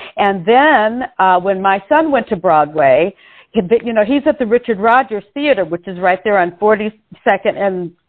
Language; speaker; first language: English; native; English